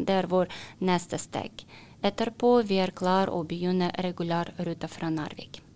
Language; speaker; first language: Norwegian; non-native, learner; Russian